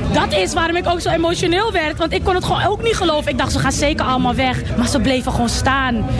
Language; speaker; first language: Dutch; native; Dutch